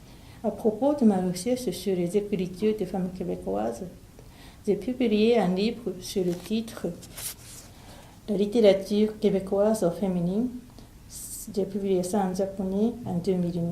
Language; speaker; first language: French; non-native, fluent; Japanese